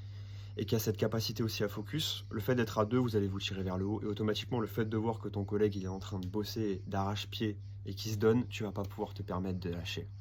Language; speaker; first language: French; native; French